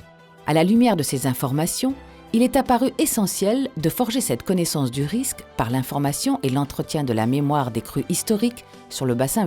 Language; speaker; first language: French; native; French